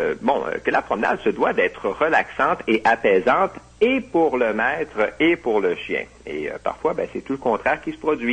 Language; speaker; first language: French; native; French